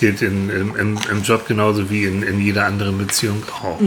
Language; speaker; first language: German; native; German